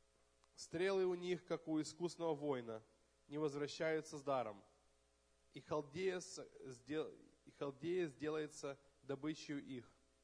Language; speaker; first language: Russian; native; Russian